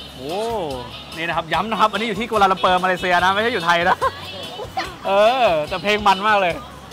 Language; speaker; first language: Thai; native; Thai